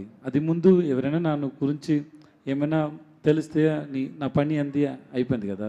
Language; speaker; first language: Telugu; non-native, local second language; Tamil